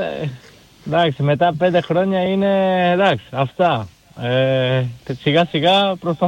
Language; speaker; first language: Greek; non-native, learner; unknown